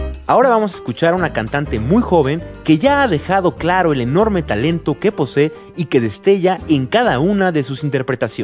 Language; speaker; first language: Spanish; native; Spanish